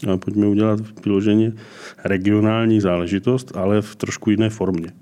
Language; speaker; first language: Czech; native; Czech